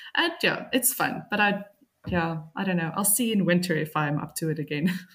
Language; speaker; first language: English; native; English